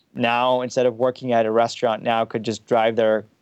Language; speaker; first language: English; early bilingual, heritage; German